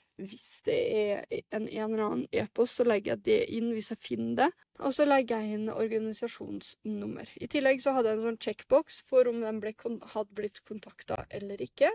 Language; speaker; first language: Norwegian; native; Norwegian